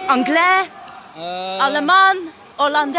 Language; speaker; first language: French; non-native, learner; Dutch